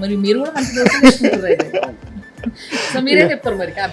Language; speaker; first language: Telugu; native; Telugu